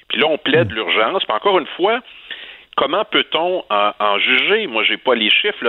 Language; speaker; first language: French; native; French